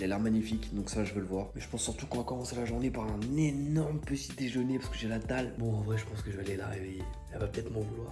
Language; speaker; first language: French; native; French